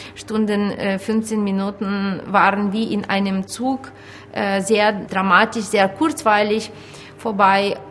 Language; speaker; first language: German; non-native, fluent; Ukrainian